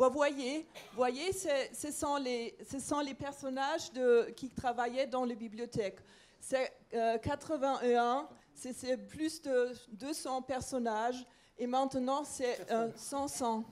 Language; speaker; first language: French; non-native, fluent; German